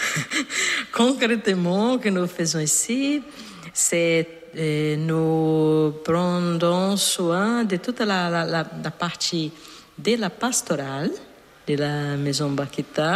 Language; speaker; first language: French; non-native, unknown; Portuguese